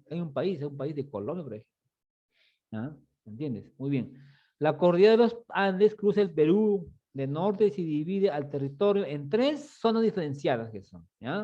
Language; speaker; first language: Spanish; native; Spanish